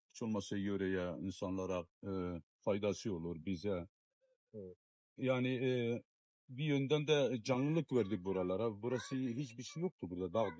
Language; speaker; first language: Turkish; non-native, fluent; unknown